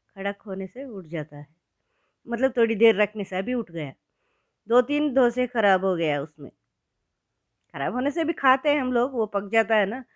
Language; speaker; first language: Hindi; non-native, local second language; Kannada